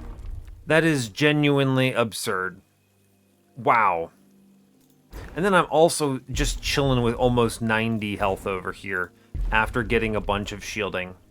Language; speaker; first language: English; native; English